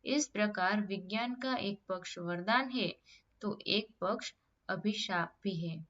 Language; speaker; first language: Hindi; non-native, local second language; Gujarati